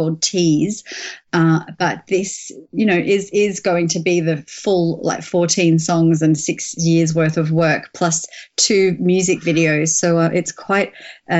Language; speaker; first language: English; native; English